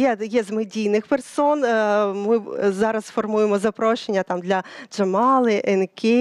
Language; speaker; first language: Ukrainian; early bilingual, other home language; Russian